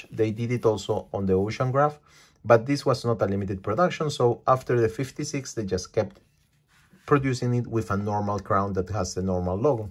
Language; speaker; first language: English; non-native, fluent; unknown